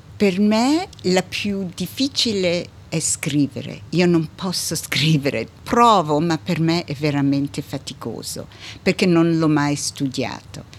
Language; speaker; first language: Italian; early bilingual, heritage; Italian